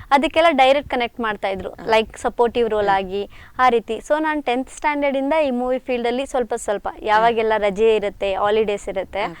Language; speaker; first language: Kannada; native; Kannada